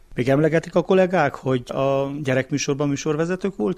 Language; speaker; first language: Hungarian; native; Hungarian